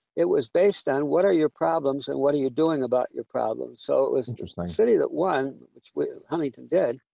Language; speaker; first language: English; native; English